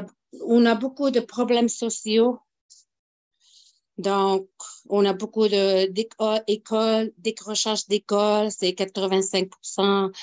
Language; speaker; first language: French; non-native, local second language; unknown